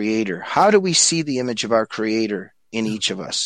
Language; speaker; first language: English; native; English